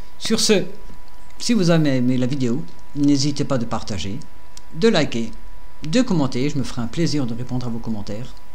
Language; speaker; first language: French; native; French